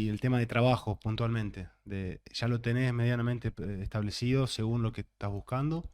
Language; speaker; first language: Spanish; native; Spanish